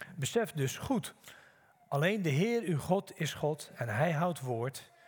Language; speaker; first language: Dutch; native; Dutch